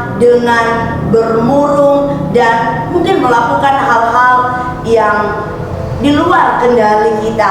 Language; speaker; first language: Indonesian; native; Indonesian